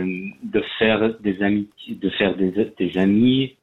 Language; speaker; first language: French; non-native, learner; Persian